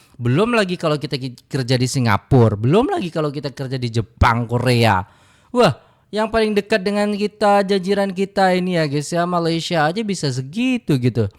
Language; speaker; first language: Indonesian; native; Indonesian